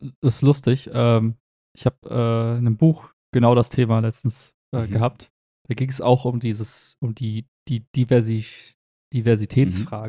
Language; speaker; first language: German; native; German